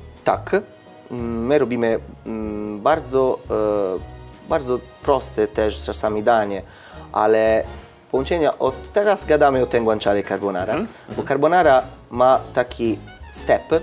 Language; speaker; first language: Polish; non-native, learner; Italian